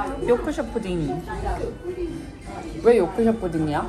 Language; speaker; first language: Korean; native; Korean